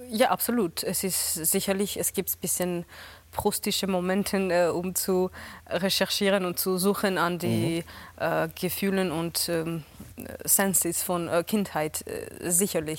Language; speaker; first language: German; non-native, fluent; Georgian